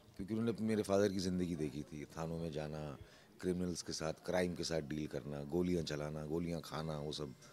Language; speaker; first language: Hindi; native; Hindi